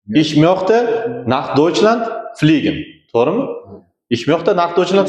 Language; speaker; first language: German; non-native, learner; Uzbek